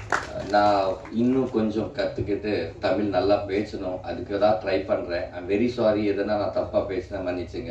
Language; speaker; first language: Tamil; non-native, learner; Telugu